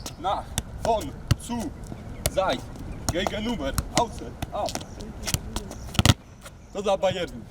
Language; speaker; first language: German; non-native, learner; Polish